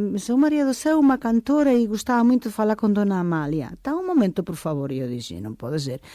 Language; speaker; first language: Galician; early bilingual, other home language; Portuguese